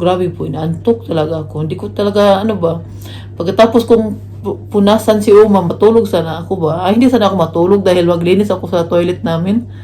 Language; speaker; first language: Filipino; non-native, local second language; Cebuano